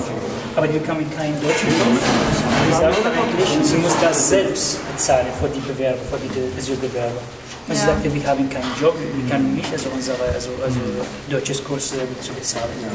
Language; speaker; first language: German; non-native, learner; Arabic